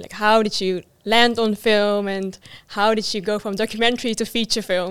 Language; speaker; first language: English; non-native, fluent; Dutch